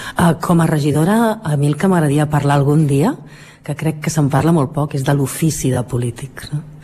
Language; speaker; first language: Catalan; native; Catalan